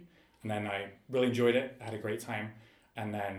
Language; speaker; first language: English; native; English